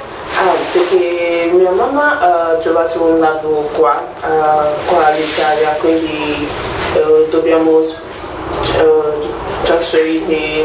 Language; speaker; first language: Italian; non-native, learner; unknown